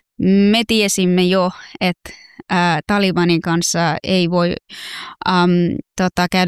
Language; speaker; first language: Finnish; non-native, fluent; Persian